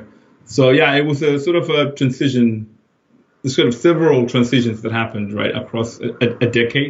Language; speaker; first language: English; non-native, local second language; Shona